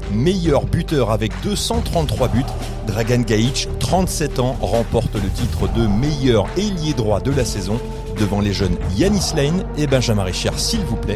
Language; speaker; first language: French; native; French